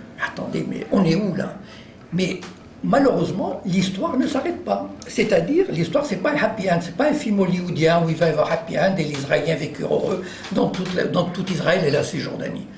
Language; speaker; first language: French; native; French